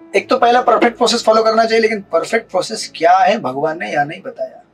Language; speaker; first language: Hindi; non-native, local second language; Marathi